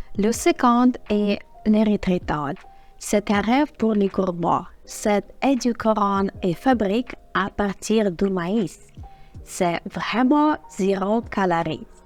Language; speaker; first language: French; non-native, fluent; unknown